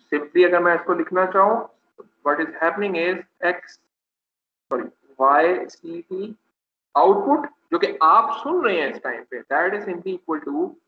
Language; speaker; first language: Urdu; non-native, local second language; Punjabi